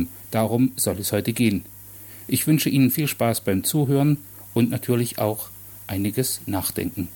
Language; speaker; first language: German; native; German